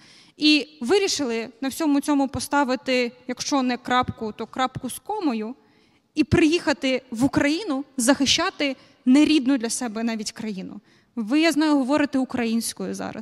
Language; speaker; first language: Ukrainian; native; Ukrainian